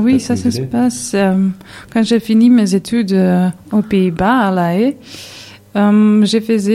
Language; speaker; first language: French; non-native, learner; Serbian